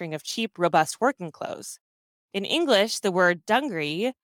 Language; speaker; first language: English; early bilingual, other home language; Hindi